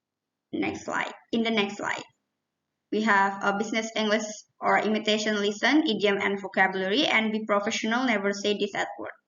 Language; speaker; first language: English; non-native, learner; Indonesian